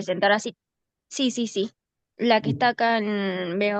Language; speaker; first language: Spanish; native; Spanish